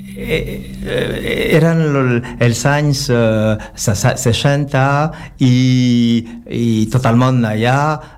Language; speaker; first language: Catalan; non-native, learner; French